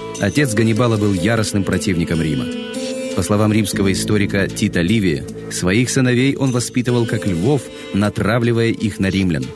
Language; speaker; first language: Russian; native; Russian